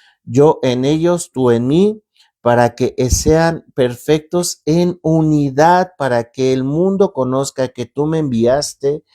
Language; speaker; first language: Spanish; native; Spanish